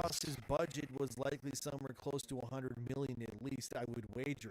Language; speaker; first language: English; native; English